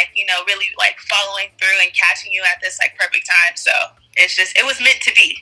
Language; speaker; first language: English; early bilingual, other home language; Wolof